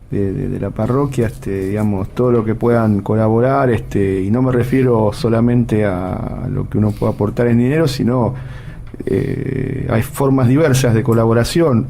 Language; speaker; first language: Spanish; native; Spanish